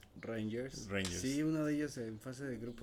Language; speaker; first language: Spanish; native; Spanish